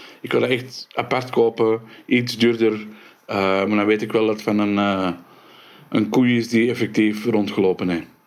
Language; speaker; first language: Dutch; native; Dutch